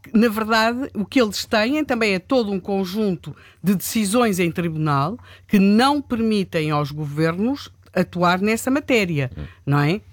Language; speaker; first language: Portuguese; native; Portuguese